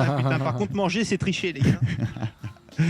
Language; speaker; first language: French; native; French